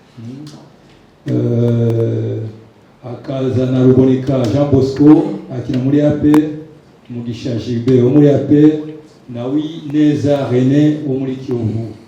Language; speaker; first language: Kinyarwanda; native; Kinyarwanda